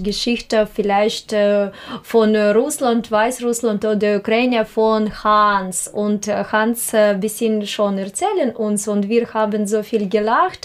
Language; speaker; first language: German; non-native, learner; Russian